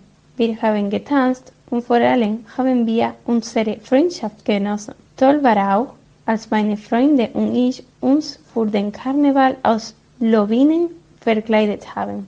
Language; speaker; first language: German; non-native, learner; Spanish